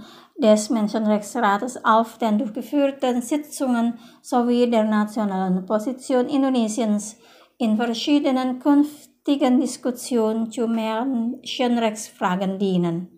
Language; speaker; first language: German; non-native, fluent; Indonesian